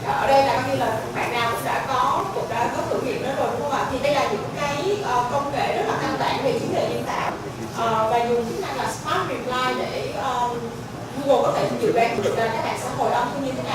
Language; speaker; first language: Vietnamese; native; Vietnamese